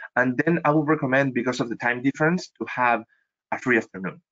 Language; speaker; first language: English; non-native, fluent; Spanish